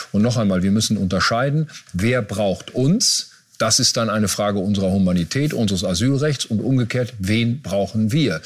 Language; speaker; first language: German; native; German